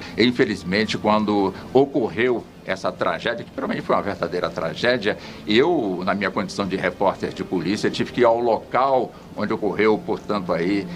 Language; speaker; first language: Portuguese; native; Portuguese